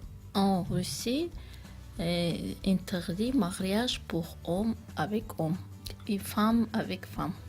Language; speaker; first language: French; non-native, learner; Russian